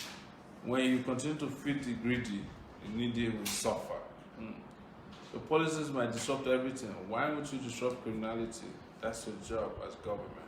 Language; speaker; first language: English; non-native, local second language; Yoruba